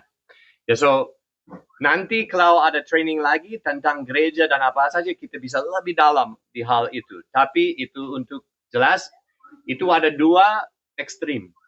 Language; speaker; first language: Indonesian; non-native, fluent; English